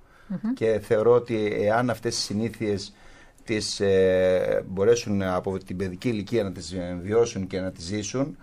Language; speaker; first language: Greek; native; Greek